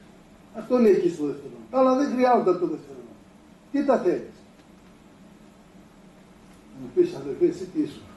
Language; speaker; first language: Greek; native; Greek